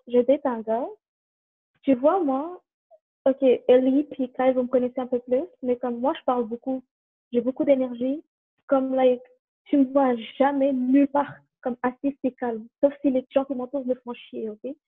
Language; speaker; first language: French; early bilingual, heritage; French